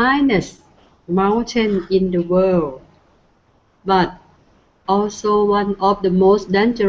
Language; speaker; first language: English; non-native, learner; Thai